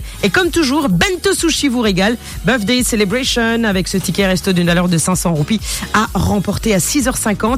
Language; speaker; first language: French; non-native, local second language; Morisyen